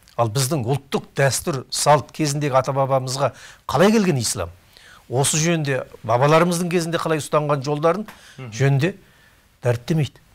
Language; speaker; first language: Kazakh; native; Kazakh